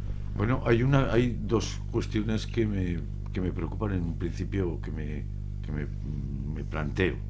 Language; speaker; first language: Spanish; native; Spanish